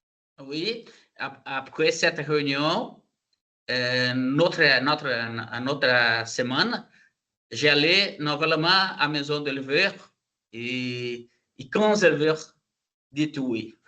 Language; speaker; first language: French; non-native, learner; Portuguese